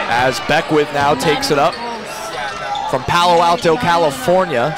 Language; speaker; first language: English; native; English